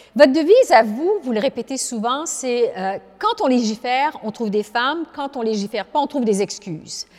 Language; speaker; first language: French; native; French